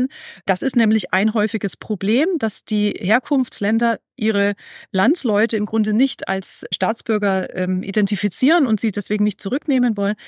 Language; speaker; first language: German; native; German